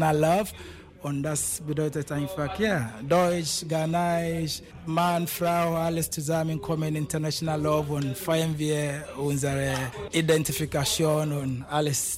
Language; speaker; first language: German; non-native, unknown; Akan